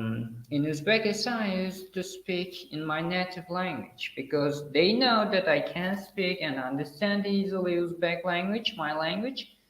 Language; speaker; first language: English; non-native, fluent; Uzbek